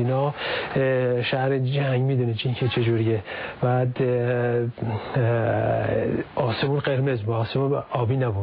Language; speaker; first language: Persian; native; Persian